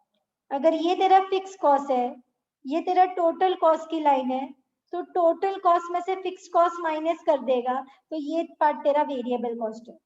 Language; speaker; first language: Hindi; native; Hindi